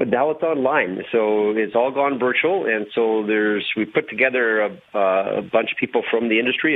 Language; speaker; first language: English; native; English